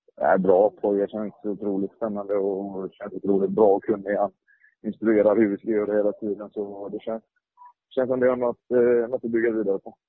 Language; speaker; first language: Swedish; native; Swedish